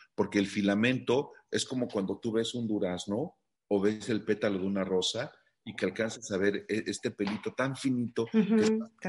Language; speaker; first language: Spanish; native; Spanish